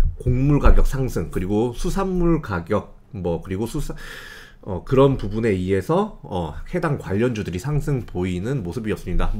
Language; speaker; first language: Korean; native; Korean